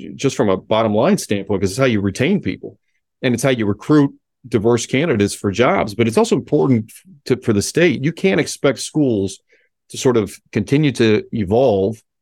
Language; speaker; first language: English; early bilingual, other home language; Spanish